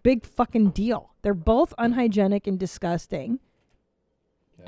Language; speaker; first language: English; native; English